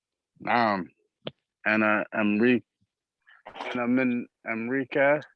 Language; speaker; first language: Arabic; non-native, learner; English